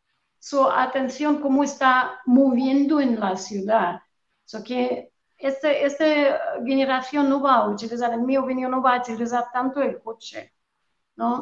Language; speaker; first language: Spanish; non-native, fluent; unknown